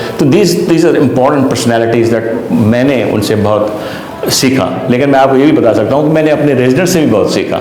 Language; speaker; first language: Urdu; non-native, local second language; Sindhi